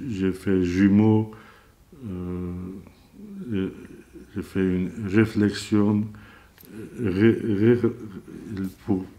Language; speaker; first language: French; non-native, learner; Azerbaijani